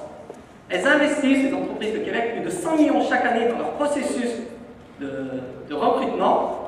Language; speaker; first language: French; native; French